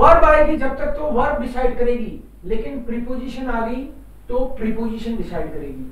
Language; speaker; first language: Hindi; native; Hindi